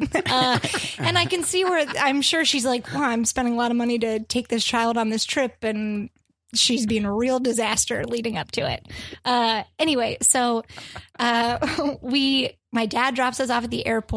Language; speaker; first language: English; native; English